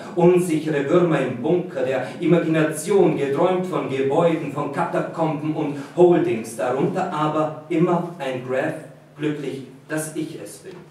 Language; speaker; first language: German; native; German